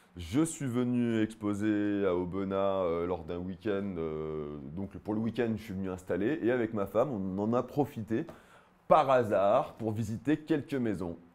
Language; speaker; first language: French; native; French